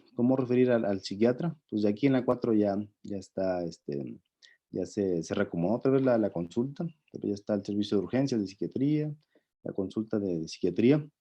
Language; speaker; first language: Spanish; native; Spanish